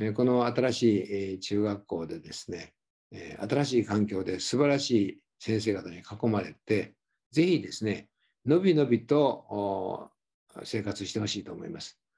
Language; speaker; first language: Japanese; native; Japanese